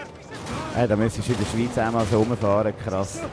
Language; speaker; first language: German; native; German